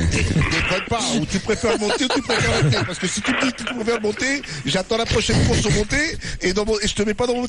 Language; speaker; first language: French; native; French